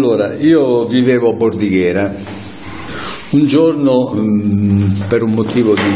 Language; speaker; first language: Italian; native; Italian